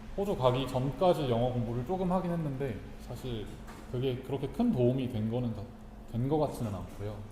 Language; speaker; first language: Korean; native; Korean